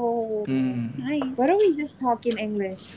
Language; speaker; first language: English; non-native, learner; Indonesian